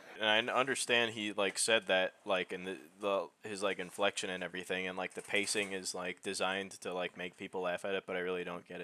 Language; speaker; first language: English; native; English